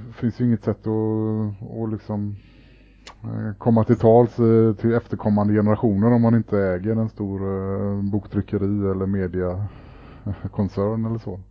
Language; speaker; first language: Swedish; native; Swedish